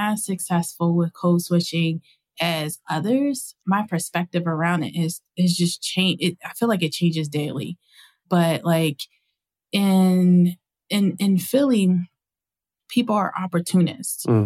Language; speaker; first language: English; native; English